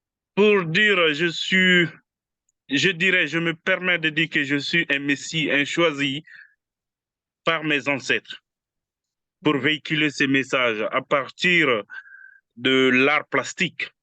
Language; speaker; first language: French; non-native, local second language; Bambara